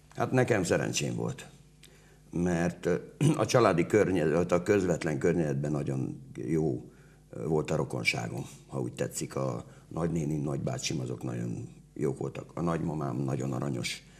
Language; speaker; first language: Hungarian; native; Hungarian